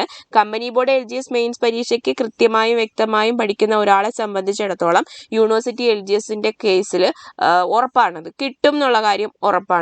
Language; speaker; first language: Malayalam; native; Malayalam